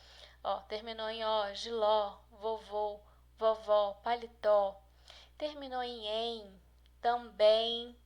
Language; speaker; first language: Portuguese; native; Portuguese